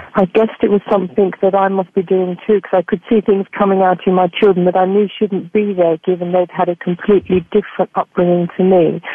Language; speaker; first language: English; native; English